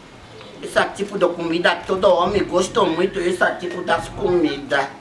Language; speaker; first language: Portuguese; non-native, learner; Lingala